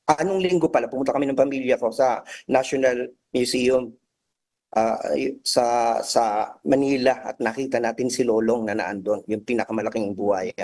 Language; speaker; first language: Filipino; native; Filipino